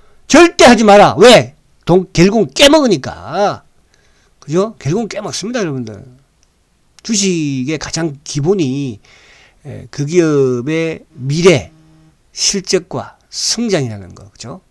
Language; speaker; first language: Korean; native; Korean